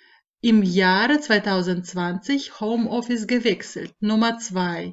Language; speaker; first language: German; non-native, fluent; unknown